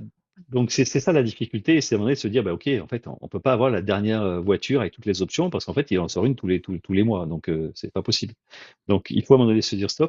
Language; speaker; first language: French; native; French